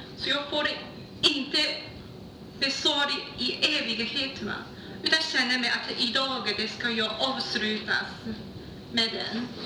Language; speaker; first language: Swedish; non-native, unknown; Chinese